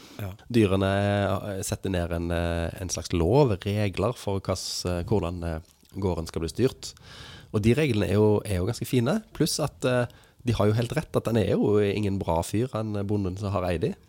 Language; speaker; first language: Norwegian; native; Norwegian